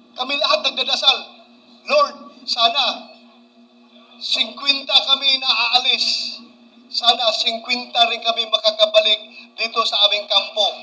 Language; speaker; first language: Filipino; non-native, local second language; Cebuano